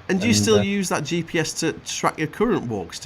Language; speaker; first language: English; native; English